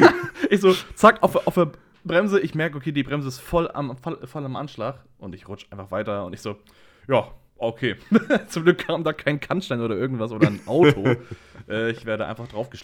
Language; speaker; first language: German; native; German